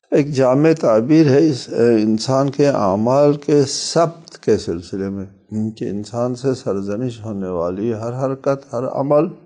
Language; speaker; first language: Urdu; non-native, local second language; Balti